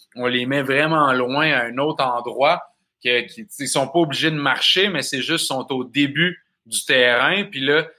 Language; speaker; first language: French; native; French